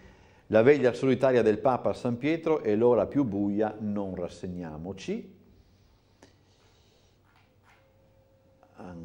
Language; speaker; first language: Italian; native; Italian